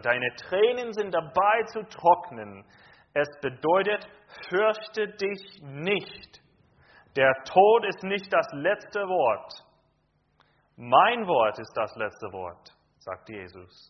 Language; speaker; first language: German; non-native, fluent; English